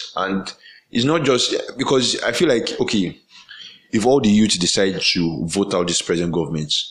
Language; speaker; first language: English; non-native, local second language; Yoruba